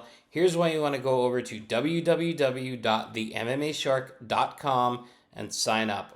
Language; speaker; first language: English; native; English